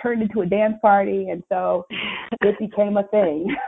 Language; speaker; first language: English; native; English